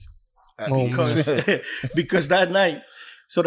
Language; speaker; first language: English; early bilingual, other home language; Spanish